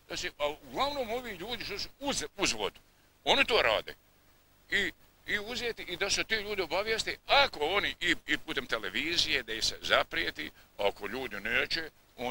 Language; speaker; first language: Bosnian; native; Bosnian